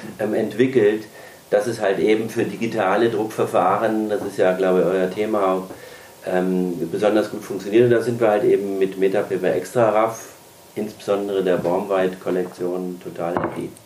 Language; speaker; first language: German; native; German